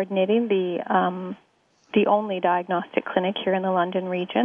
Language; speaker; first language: English; native; English